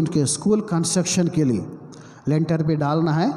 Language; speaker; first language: Hindi; non-native, local second language; Telugu